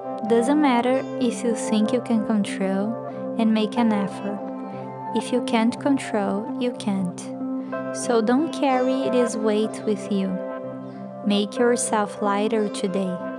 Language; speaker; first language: English; non-native, fluent; Portuguese